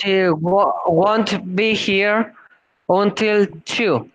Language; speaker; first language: English; non-native, learner; Spanish